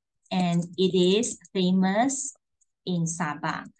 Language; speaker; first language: English; non-native, local second language; Chinese